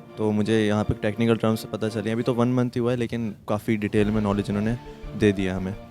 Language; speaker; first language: Hindi; native; Hindi